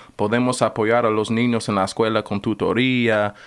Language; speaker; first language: Spanish; non-native, fluent; English